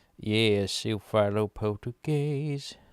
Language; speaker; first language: Portuguese; non-native, learner; English